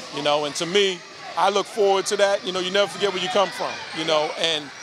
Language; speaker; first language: English; native; English